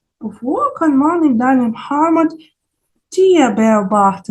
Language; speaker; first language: German; non-native, fluent; Ukrainian